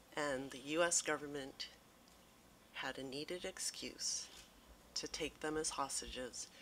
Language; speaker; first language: English; native; English